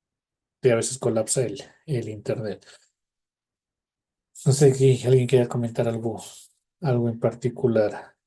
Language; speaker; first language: Spanish; native; Spanish